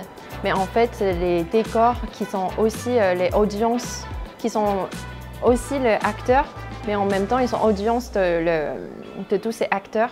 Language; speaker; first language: French; non-native, fluent; Chinese